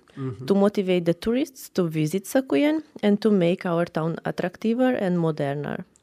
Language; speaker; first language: English; non-native, learner; Romanian